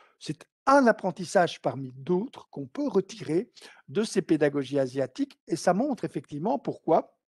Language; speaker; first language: French; native; French